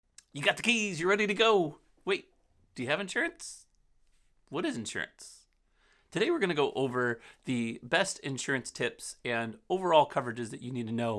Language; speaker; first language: English; native; English